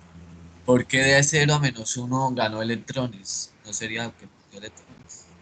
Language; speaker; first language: Spanish; native; Spanish